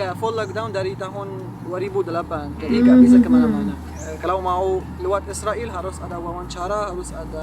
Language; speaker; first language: Indonesian; non-native, fluent; Arabic